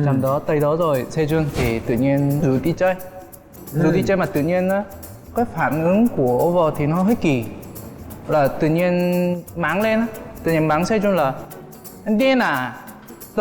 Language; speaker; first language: Vietnamese; non-native, fluent; Korean